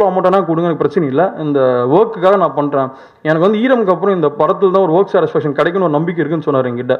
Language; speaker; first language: Tamil; native; Tamil